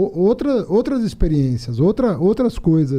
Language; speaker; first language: Portuguese; native; Portuguese